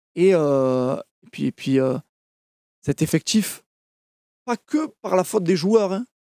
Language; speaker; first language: French; native; French